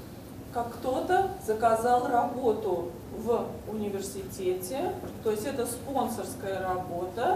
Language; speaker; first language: Russian; native; Russian